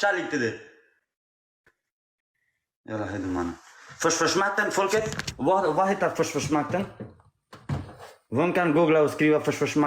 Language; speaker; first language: Swedish; non-native, learner; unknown